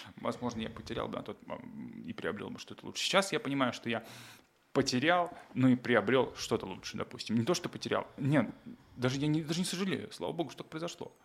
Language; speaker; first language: Russian; native; Russian